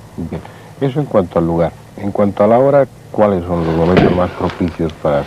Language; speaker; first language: Spanish; native; Spanish